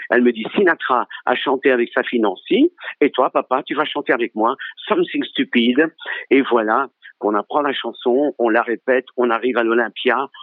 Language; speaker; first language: French; early bilingual, other home language; Italian